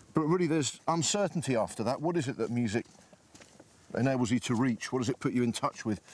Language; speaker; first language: English; native; English